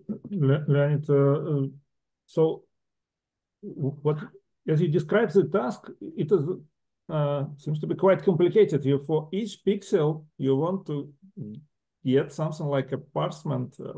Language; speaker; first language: English; non-native, fluent; Russian